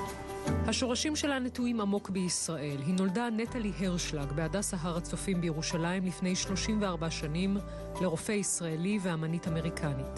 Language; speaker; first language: Hebrew; native; Hebrew